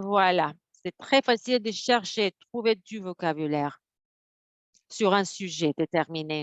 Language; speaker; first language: French; non-native, fluent; Spanish